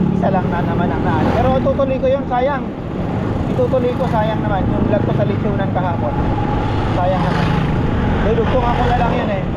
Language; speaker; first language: Filipino; non-native, local second language; Bikol